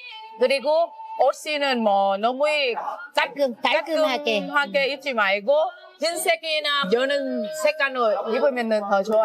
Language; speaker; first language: Korean; non-native, fluent; Vietnamese